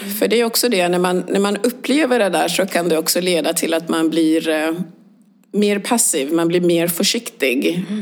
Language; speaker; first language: Swedish; early bilingual, other home language; Swahili